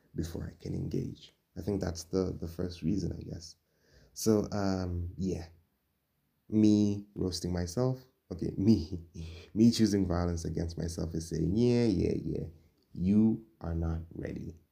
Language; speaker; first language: English; non-native, local second language; Swahili